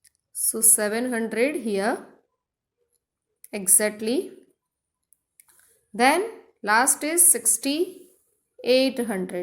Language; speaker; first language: English; non-native, local second language; Hindi